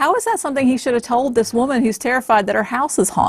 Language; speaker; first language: English; native; English